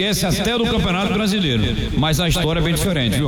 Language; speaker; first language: Portuguese; native; Portuguese